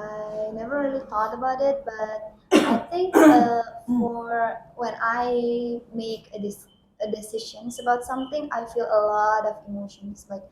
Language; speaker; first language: English; non-native, learner; Indonesian